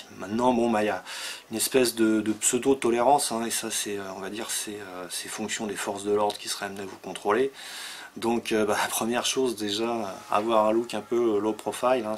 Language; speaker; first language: French; native; French